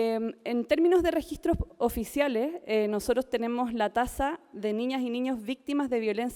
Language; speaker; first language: Spanish; native; Spanish